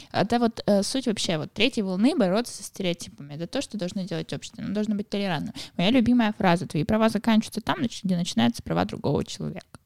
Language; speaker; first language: Russian; native; Russian